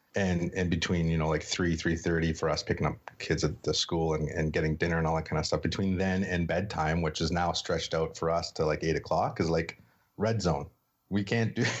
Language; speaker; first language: English; native; English